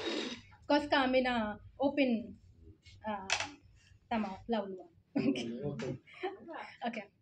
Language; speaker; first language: Finnish; non-native, learner; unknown